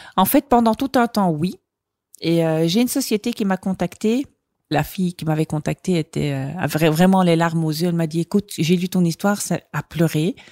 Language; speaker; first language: French; native; French